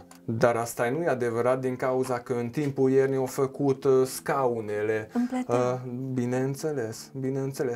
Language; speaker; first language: Romanian; non-native, local second language; Hungarian